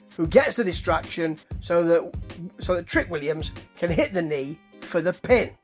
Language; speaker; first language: English; native; English